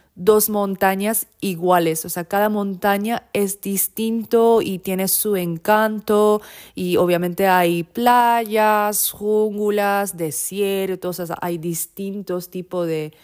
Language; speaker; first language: Spanish; non-native, fluent; Japanese